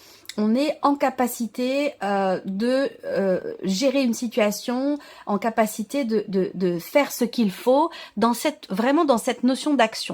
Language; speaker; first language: French; native; French